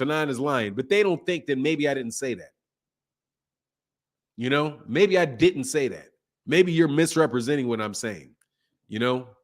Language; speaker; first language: English; native; English